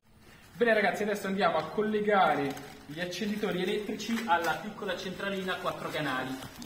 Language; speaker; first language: Italian; native; Italian